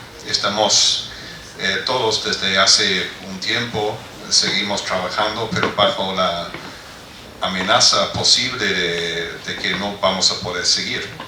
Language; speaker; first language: Spanish; non-native, fluent; English